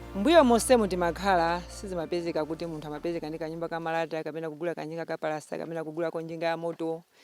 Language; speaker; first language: Nyanja; native; Nyanja